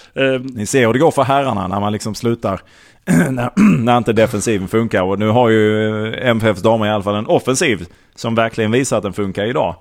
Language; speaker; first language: Swedish; native; Swedish